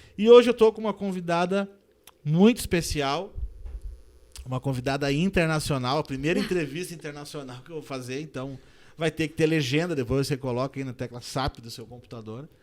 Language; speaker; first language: Portuguese; native; Portuguese